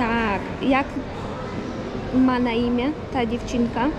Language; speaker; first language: Polish; early bilingual, heritage; Polish